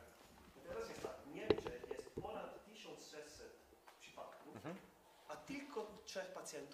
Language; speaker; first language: Polish; non-native, fluent; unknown